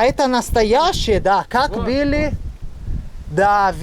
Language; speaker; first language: Russian; non-native, learner; Italian